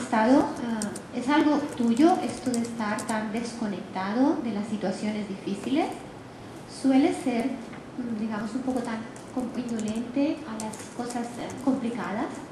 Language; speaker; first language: Spanish; native; Spanish